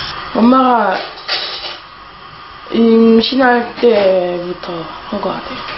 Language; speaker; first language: Korean; early bilingual, other home language; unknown